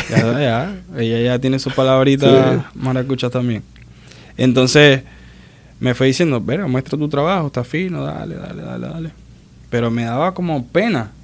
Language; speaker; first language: Spanish; native; Spanish